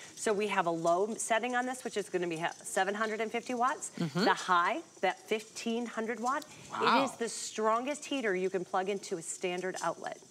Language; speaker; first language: English; native; English